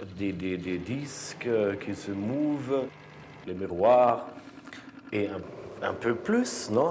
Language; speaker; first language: French; non-native, fluent; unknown